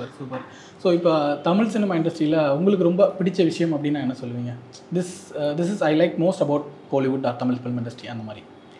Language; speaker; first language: Tamil; native; Tamil